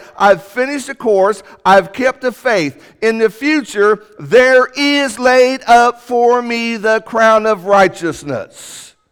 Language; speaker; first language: English; native; English